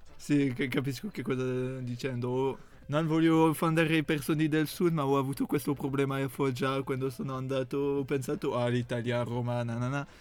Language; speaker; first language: Italian; non-native, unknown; French